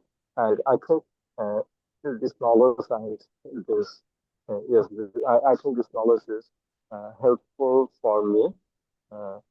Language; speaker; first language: English; non-native, learner; Bangla